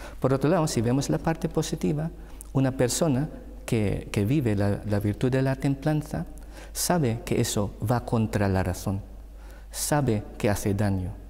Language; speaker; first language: Spanish; non-native, fluent; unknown